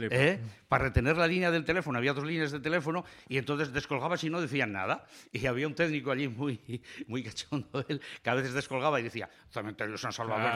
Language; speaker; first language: Spanish; native; Spanish